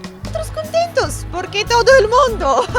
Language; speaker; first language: Spanish; non-native, learner; Bulgarian